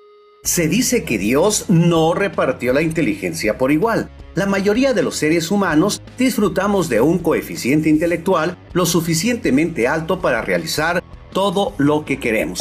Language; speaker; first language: Spanish; native; Spanish